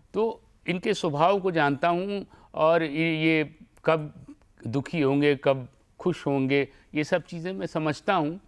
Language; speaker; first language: Hindi; native; Hindi